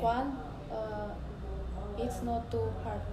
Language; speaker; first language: English; non-native, learner; Indonesian